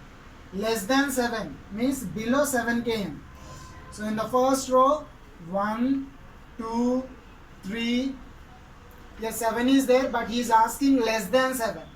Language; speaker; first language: English; non-native, local second language; Telugu